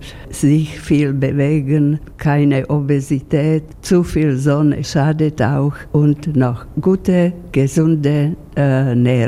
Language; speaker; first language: German; non-native, fluent; Slovak